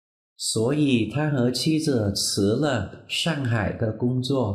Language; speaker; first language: Chinese; non-native, fluent; Vietnamese